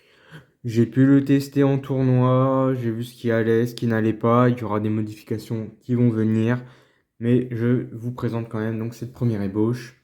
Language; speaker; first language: French; native; French